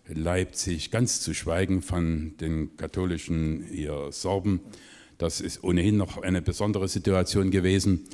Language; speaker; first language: German; native; German